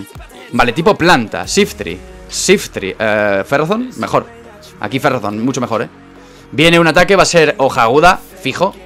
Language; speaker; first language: Spanish; native; Spanish